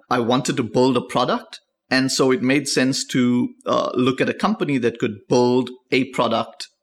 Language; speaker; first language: English; native; English